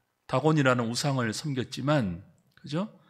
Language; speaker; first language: Korean; native; Korean